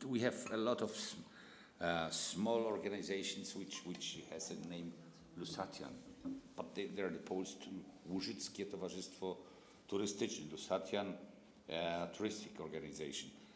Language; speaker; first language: English; non-native, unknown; Polish